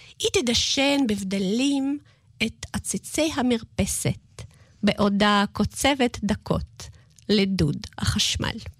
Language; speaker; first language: Hebrew; non-native, fluent; Russian